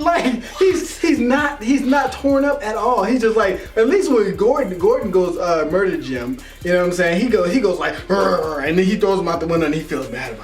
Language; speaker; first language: English; native; English